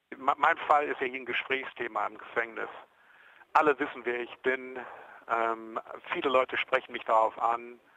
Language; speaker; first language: German; early bilingual, heritage; German